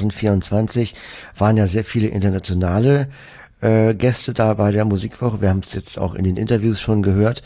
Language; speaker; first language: German; native; German